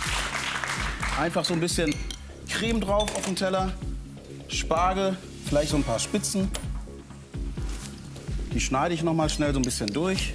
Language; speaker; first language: German; native; German